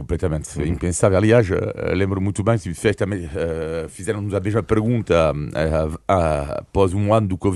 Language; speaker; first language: Portuguese; non-native, fluent; French